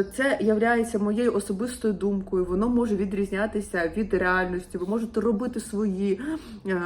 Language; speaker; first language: Ukrainian; non-native, local second language; Russian